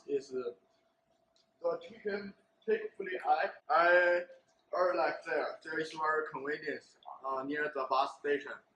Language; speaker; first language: English; non-native, learner; Chinese